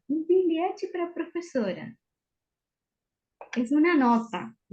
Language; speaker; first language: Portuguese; non-native, fluent; Spanish